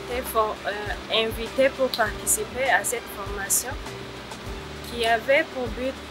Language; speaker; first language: French; non-native, local second language; Rundi